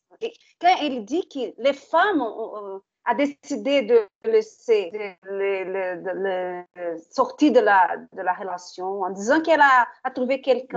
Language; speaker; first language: French; non-native, learner; Portuguese